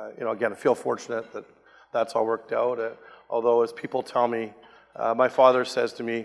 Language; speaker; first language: English; native; English